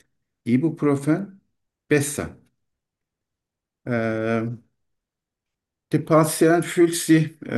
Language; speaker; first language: German; non-native, learner; Turkish